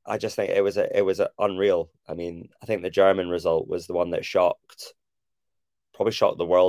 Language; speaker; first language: English; native; English